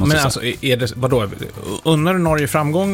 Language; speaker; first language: Swedish; native; Swedish